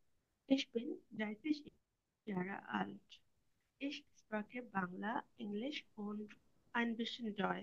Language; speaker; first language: German; non-native, learner; Bangla